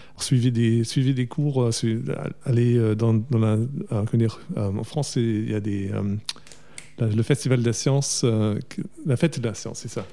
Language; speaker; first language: French; non-native, fluent; German